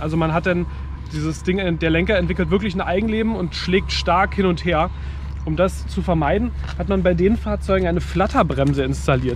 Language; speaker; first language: German; native; German